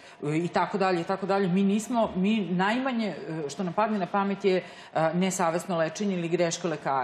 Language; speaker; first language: Serbian; native; Serbian